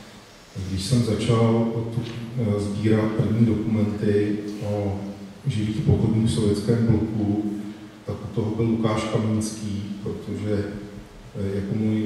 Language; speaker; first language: Czech; native; Czech